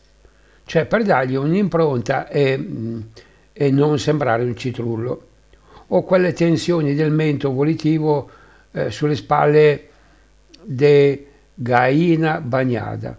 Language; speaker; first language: Italian; native; Italian